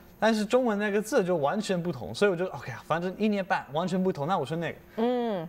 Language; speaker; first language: Chinese; non-native, fluent; English